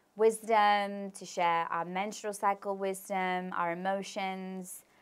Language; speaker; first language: English; native; English